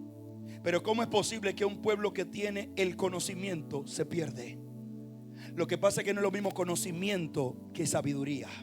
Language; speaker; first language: Spanish; native; Spanish